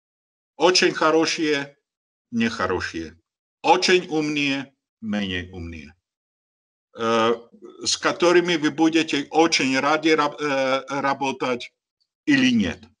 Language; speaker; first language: Russian; non-native, learner; Slovak